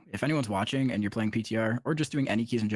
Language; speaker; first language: English; native; English